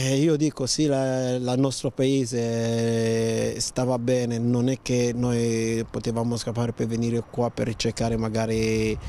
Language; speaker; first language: Italian; non-native, fluent; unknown